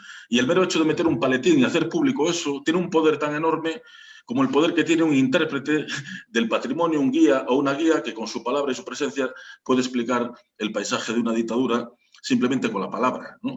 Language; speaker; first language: Spanish; native; Spanish